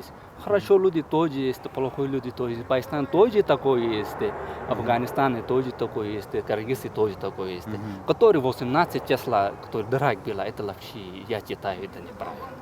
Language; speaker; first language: Russian; non-native, learner; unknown